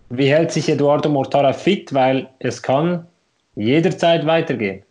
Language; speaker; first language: German; native; German